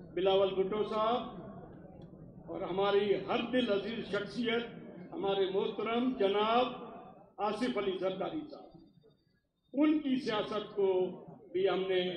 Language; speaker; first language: Urdu; non-native, local second language; Baluchi